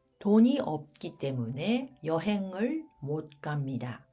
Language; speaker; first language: Korean; early bilingual, heritage; Japanese